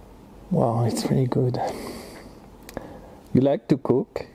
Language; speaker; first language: English; non-native, learner; French